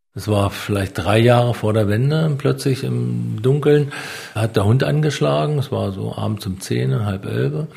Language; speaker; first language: German; native; German